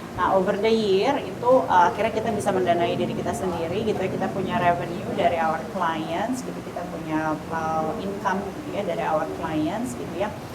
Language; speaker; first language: Indonesian; native; Indonesian